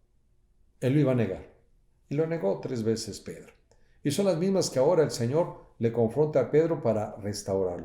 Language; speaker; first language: Spanish; native; Spanish